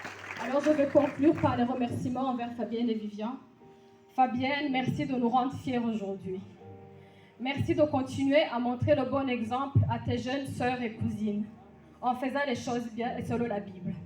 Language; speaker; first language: French; native; French